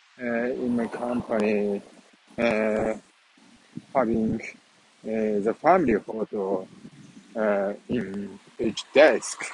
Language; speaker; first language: English; non-native, fluent; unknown